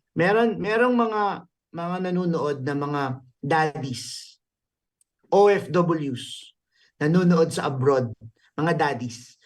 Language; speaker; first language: Filipino; native; Filipino